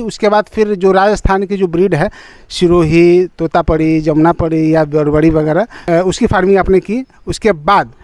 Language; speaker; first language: Hindi; native; Hindi